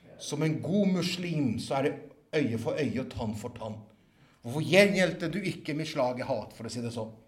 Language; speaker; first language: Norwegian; native; Norwegian